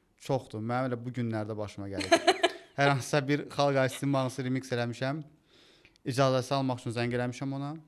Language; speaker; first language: Azerbaijani; native; Azerbaijani